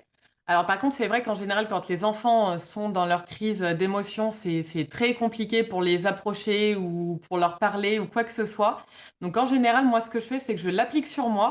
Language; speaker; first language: French; native; French